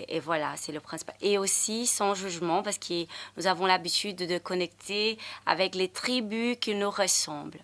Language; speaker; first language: French; non-native, fluent; Portuguese